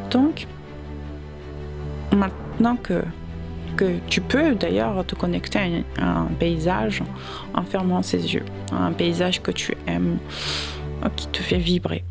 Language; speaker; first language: French; native; French